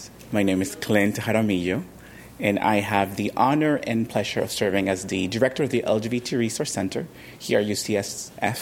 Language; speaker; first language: English; early bilingual, other home language; Spanish